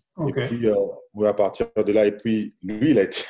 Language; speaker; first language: French; non-native, local second language; Lingala